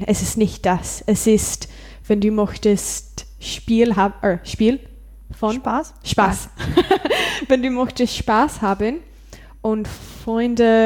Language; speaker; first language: German; non-native, learner; English